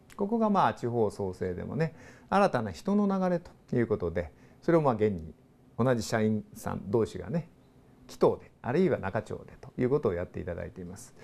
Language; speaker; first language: Japanese; native; Japanese